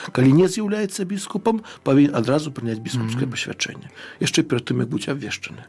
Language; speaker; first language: Belarusian; native; Belarusian